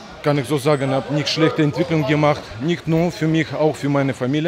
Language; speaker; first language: German; non-native, learner; Russian